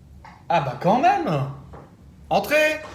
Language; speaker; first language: French; native; French